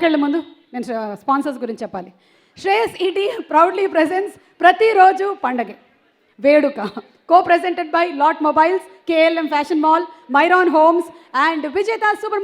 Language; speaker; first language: Telugu; native; Telugu